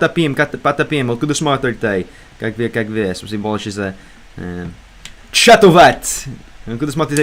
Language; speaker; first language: Russian; non-native, learner; English